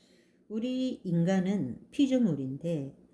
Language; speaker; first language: Korean; native; Korean